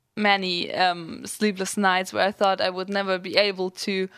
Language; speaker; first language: English; non-native, fluent; German